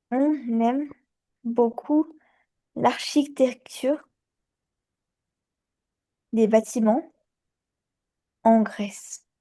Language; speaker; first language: French; early bilingual, other home language; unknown